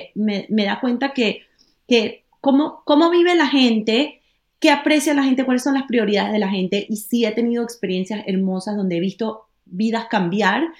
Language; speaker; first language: Spanish; native; Spanish